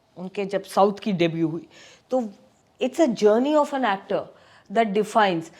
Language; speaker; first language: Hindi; non-native, local second language; Tamil